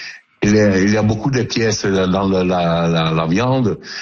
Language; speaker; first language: French; non-native, learner; Turkish